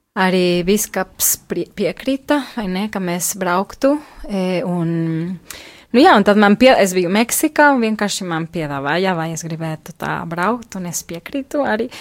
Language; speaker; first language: Latvian; non-native, fluent; Spanish